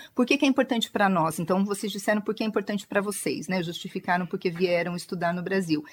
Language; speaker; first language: Portuguese; native; Portuguese